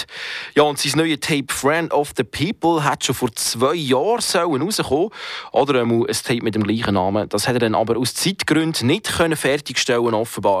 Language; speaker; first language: German; native; German